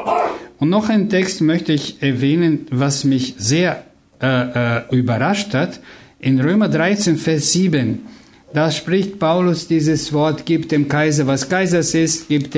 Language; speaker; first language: German; non-native, fluent; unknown